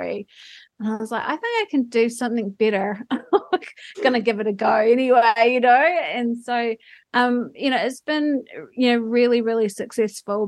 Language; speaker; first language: English; native; English